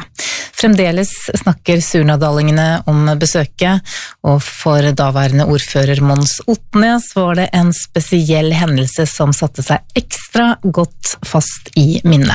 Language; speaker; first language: Norwegian; native; Norwegian